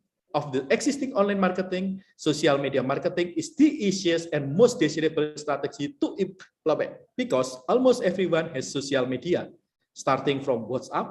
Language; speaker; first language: English; non-native, learner; Indonesian